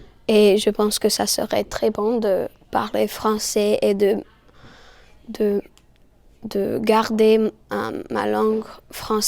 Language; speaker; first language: French; early bilingual, heritage; English